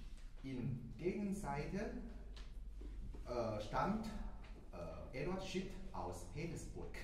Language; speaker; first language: German; non-native, fluent; Chinese